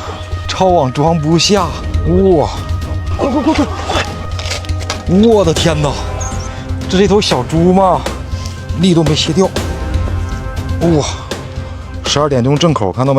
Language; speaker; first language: Chinese; native; Chinese